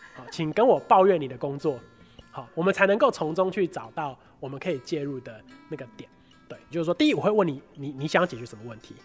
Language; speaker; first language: Chinese; native; Chinese